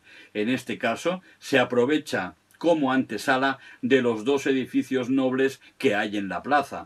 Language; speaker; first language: Spanish; non-native, local second language; Catalan